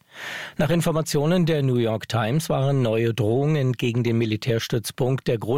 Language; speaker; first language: German; native; German